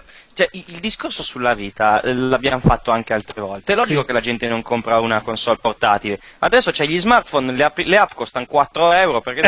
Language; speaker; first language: Italian; native; Italian